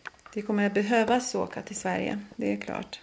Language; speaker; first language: Swedish; native; Swedish